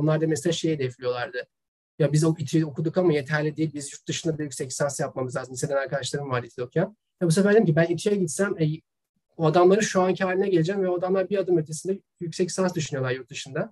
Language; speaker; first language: Turkish; native; Turkish